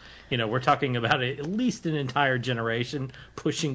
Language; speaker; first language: English; native; English